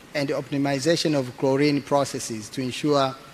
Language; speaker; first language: English; non-native, local second language; Swahili